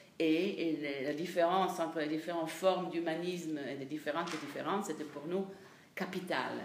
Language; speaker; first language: French; non-native, fluent; Italian